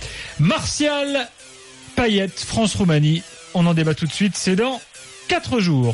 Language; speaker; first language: French; native; French